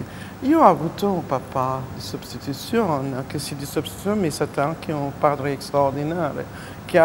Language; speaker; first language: Italian; non-native, fluent; French